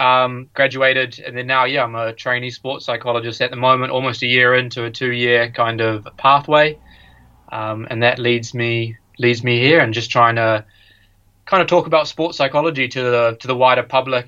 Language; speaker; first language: English; native; English